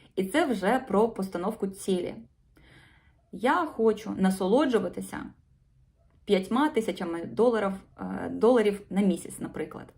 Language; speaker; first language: Ukrainian; non-native, local second language; Russian